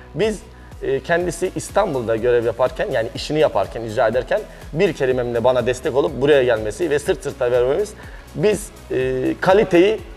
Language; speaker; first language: Turkish; native; Turkish